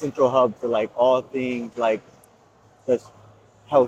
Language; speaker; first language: English; native; English